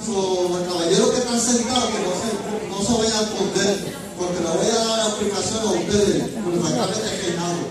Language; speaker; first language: Spanish; early bilingual, other home language; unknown